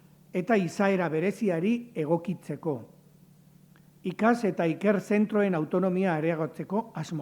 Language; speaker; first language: Basque; native; Basque